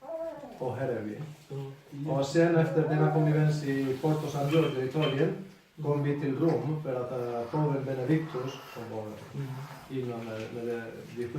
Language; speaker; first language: Swedish; non-native, fluent; Spanish